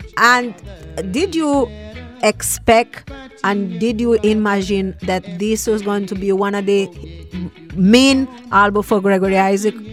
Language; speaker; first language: English; non-native, fluent; Portuguese